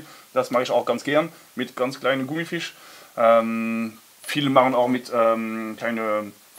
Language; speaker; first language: German; non-native, learner; French